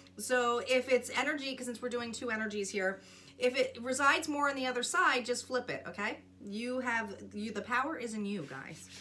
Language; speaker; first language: English; native; English